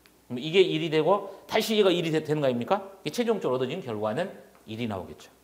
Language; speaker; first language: Korean; native; Korean